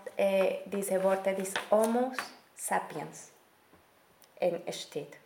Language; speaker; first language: German; non-native, learner; Spanish